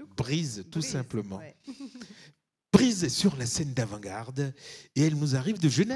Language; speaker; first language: French; native; French